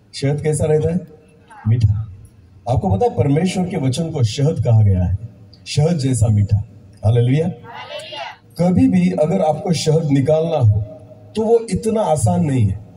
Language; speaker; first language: Hindi; non-native, local second language; Marathi